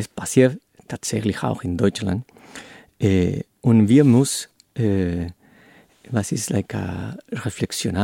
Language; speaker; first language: German; non-native, learner; Spanish